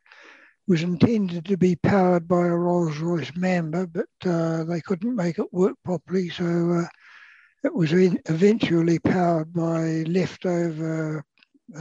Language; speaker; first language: English; native; English